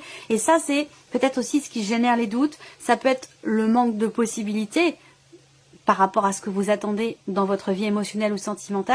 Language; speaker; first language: French; native; French